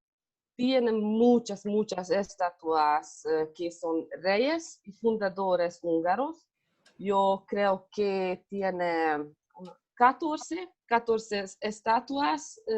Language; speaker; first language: Spanish; non-native, learner; Hungarian